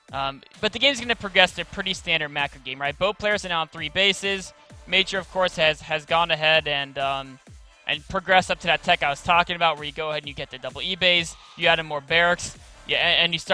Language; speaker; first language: English; native; English